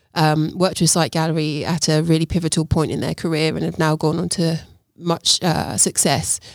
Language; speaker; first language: English; native; English